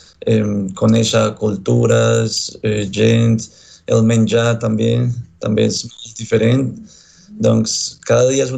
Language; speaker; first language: Catalan; non-native, learner; Spanish